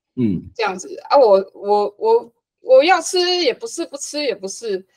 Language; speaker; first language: Chinese; non-native, fluent; Hakka Chinese